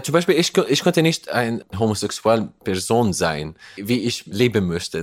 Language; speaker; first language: German; non-native, learner; Arabic